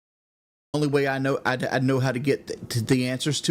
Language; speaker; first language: English; native; English